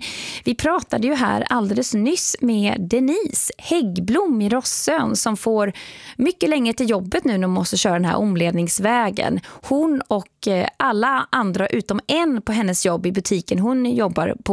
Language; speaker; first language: Swedish; native; Swedish